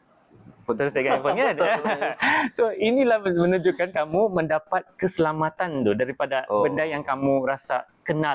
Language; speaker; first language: Malay; native; Malay